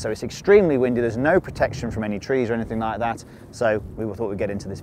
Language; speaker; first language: English; native; English